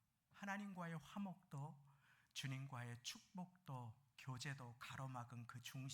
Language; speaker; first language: Korean; native; Korean